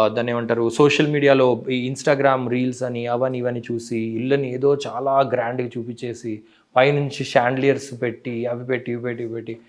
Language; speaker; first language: Telugu; native; Telugu